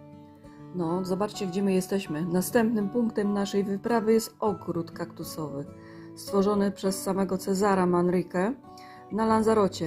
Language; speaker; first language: Polish; native; Polish